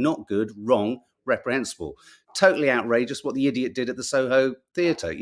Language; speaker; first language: English; native; English